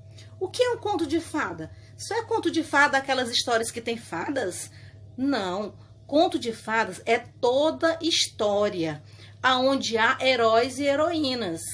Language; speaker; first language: Portuguese; native; Portuguese